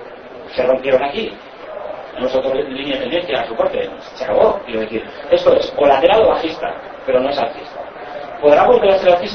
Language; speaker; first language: Spanish; native; Spanish